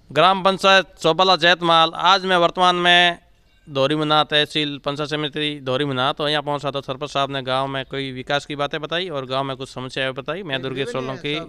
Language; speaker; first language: Hindi; native; Hindi